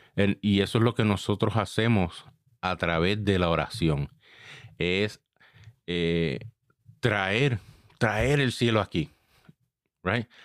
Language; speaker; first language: Spanish; early bilingual, heritage; Spanish